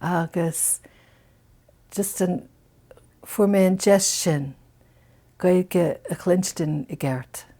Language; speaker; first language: Irish; non-native, fluent; English